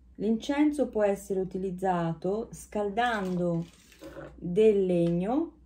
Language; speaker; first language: Italian; early bilingual, heritage; Italian